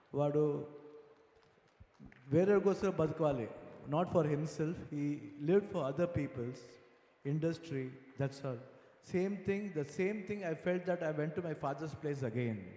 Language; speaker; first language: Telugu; non-native, learner; Kannada